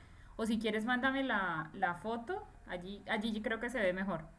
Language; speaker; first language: Spanish; native; Spanish